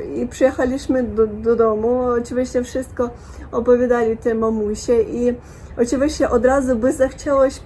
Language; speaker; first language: Polish; non-native, learner; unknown